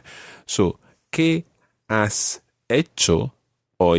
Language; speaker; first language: Spanish; non-native, fluent; English